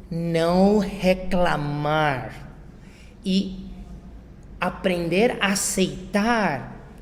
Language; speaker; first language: Portuguese; non-native, fluent; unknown